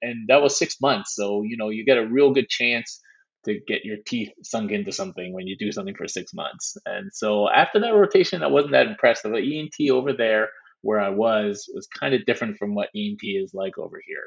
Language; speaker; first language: English; native; English